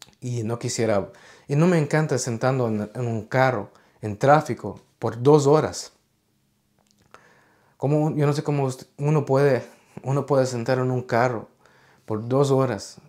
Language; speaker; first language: Spanish; early bilingual, heritage; Spanish